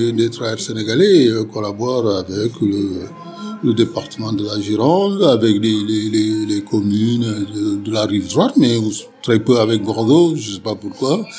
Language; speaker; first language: French; non-native, local second language; Wolof